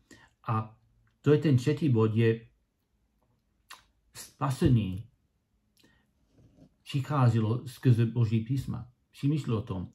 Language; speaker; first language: Czech; non-native, learner; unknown